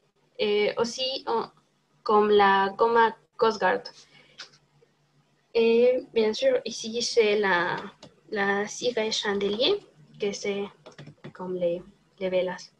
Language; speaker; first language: French; non-native, learner; Spanish